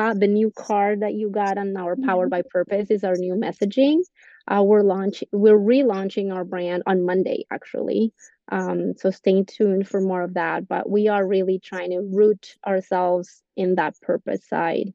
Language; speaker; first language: English; non-native, fluent; Spanish